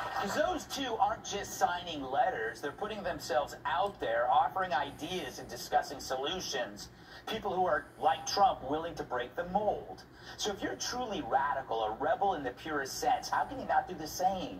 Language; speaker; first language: English; native; English